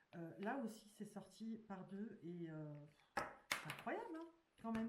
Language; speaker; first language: French; native; French